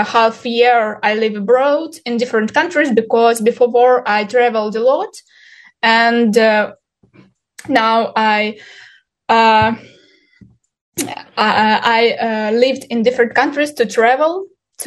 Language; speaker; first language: English; non-native, fluent; Ukrainian